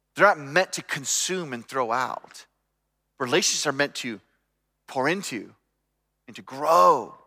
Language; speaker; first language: English; native; English